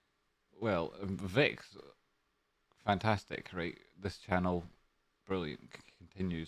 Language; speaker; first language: English; native; English